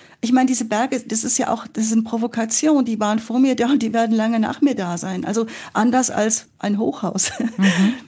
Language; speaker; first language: German; native; German